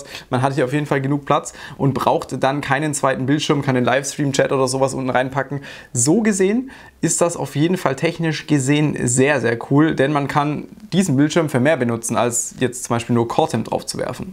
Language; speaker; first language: German; native; German